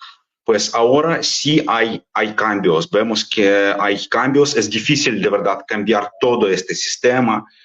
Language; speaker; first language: Spanish; non-native, fluent; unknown